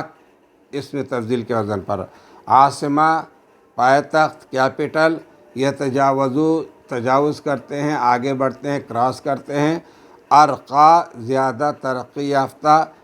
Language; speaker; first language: Urdu; native; Urdu